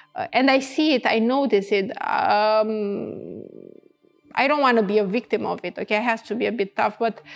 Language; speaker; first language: English; non-native, fluent; Romanian